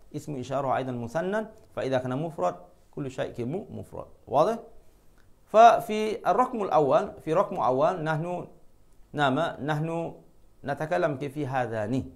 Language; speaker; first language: Arabic; non-native, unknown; Malay